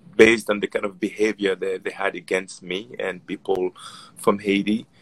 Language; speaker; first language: English; non-native, fluent; Haitian Creole